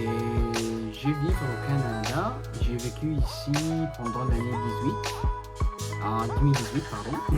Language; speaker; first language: French; non-native, learner; Spanish